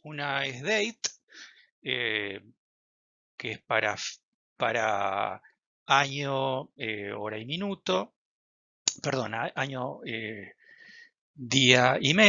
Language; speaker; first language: Spanish; native; Spanish